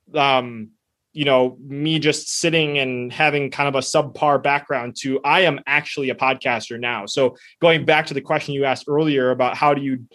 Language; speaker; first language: English; early bilingual, other home language; Spanish